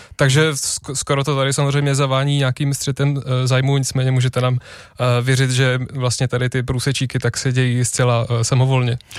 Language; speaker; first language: Czech; native; Czech